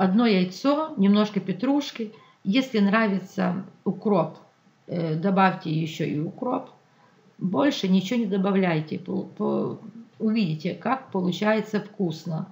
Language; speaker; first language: Russian; non-native, local second language; Ukrainian